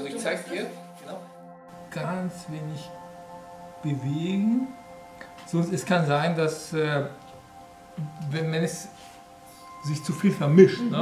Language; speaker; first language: German; non-native, fluent; Georgian